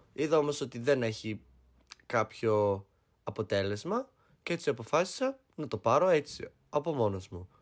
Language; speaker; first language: Greek; early bilingual, heritage; Greek